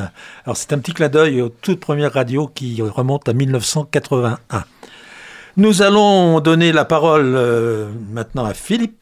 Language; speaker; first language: French; native; French